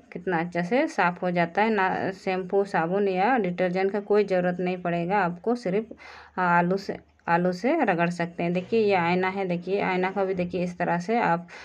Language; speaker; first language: Hindi; native; Hindi